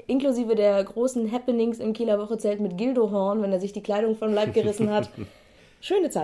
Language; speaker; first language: German; native; German